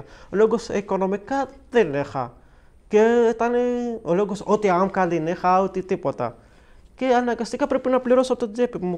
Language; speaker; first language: Greek; non-native, learner; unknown